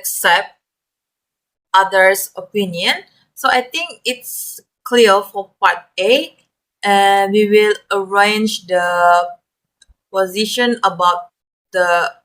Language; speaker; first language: English; non-native, learner; Malay